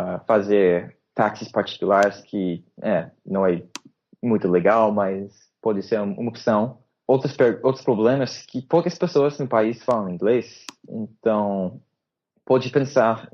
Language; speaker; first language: Portuguese; non-native, fluent; English